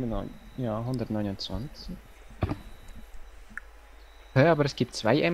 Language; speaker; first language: German; native; German